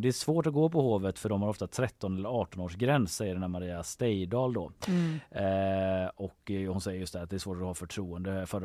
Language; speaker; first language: Swedish; native; Swedish